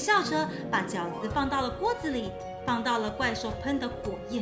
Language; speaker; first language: Chinese; native; Chinese